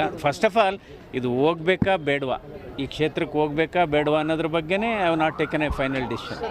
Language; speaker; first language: Kannada; native; Kannada